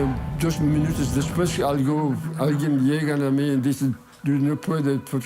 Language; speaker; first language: Spanish; non-native, learner; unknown